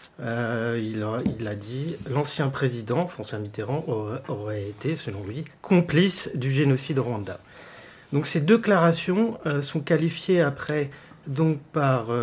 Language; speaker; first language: French; native; French